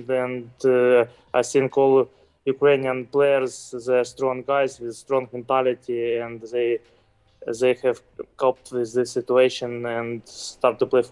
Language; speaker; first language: English; non-native, fluent; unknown